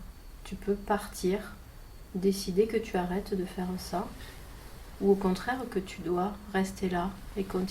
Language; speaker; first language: French; native; French